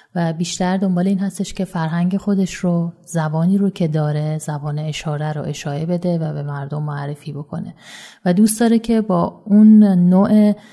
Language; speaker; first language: Persian; native; Persian